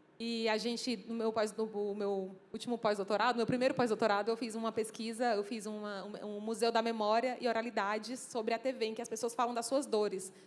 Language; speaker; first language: Portuguese; native; Portuguese